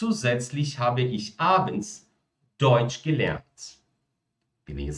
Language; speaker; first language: German; non-native, fluent; Portuguese